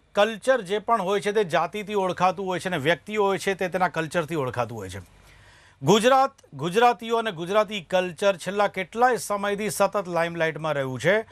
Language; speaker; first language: Gujarati; native; Gujarati